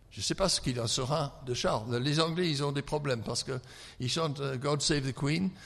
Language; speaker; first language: French; non-native, fluent; English